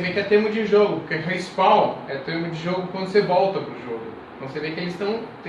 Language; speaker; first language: Portuguese; native; Portuguese